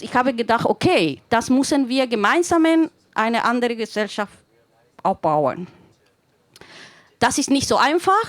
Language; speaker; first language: German; non-native, fluent; Spanish